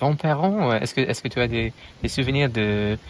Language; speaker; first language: French; non-native, fluent; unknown